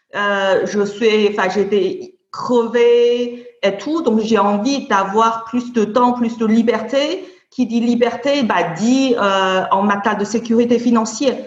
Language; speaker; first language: French; non-native, fluent; Chinese